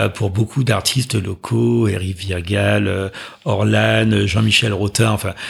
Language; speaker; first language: French; native; French